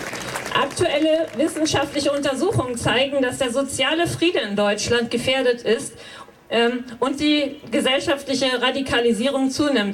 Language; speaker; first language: German; native; German